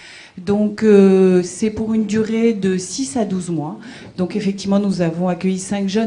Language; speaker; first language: French; native; French